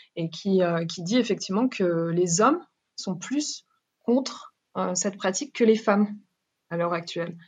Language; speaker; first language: French; native; French